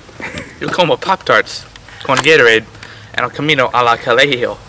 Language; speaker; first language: Spanish; non-native, learner; English